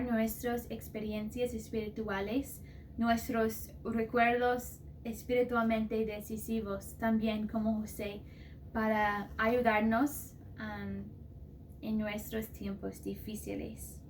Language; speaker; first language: Spanish; non-native, fluent; English